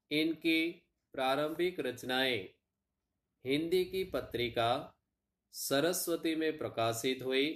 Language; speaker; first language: Hindi; non-native, local second language; Gujarati